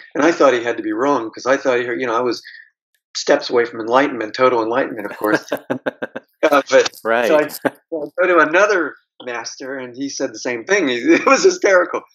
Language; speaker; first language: English; native; English